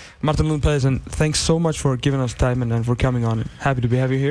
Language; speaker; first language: English; non-native, fluent; Icelandic